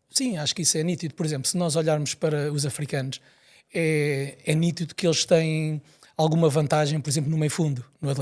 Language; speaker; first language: Portuguese; native; Portuguese